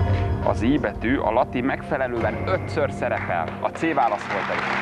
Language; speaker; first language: Hungarian; native; Hungarian